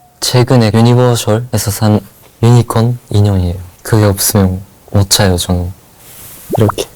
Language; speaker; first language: Korean; non-native, fluent; Japanese